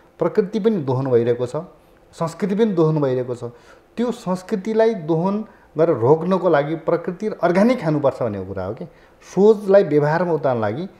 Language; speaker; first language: Nepali; native; Nepali